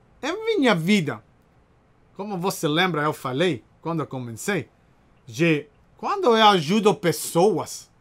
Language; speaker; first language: Portuguese; non-native, learner; Spanish